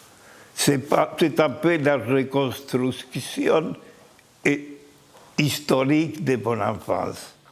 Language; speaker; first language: French; non-native, fluent; Spanish